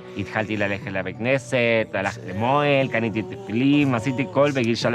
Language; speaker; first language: Hebrew; non-native, learner; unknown